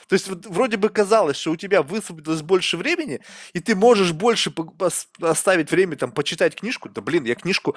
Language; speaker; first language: Russian; native; Russian